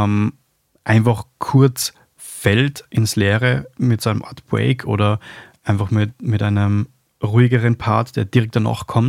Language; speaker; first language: German; native; German